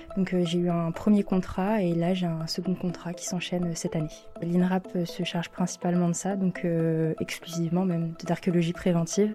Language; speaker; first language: French; native; French